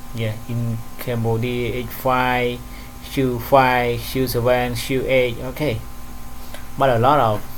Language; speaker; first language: English; non-native, learner; Khmer